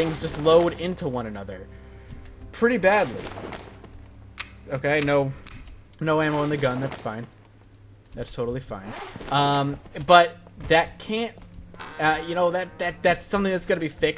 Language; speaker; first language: English; native; English